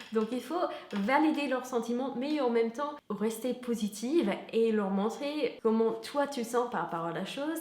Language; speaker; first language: French; non-native, fluent; English